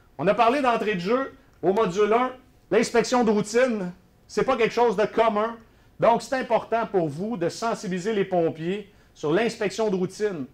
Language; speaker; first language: French; native; French